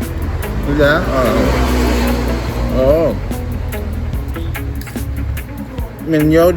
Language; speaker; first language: Vietnamese; early bilingual, heritage; Vietnamese